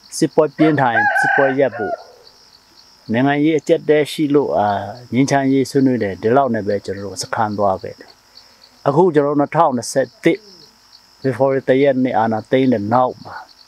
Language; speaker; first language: Burmese; non-native, local second language; Shwe Palaung